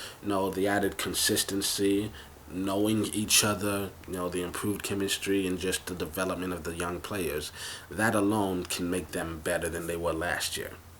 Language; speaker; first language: English; native; English